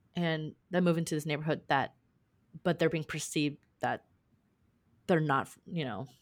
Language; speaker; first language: English; native; English